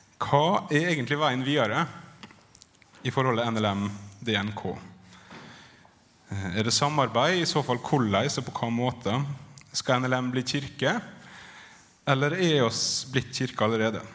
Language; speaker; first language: Norwegian; native; Norwegian